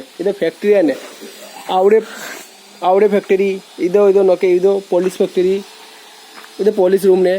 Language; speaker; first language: Malayalam; non-native, learner; Hindi